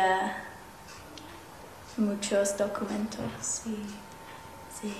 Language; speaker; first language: Spanish; non-native, learner; English